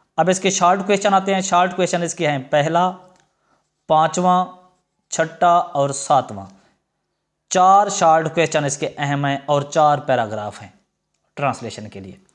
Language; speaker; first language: Urdu; non-native, local second language; Punjabi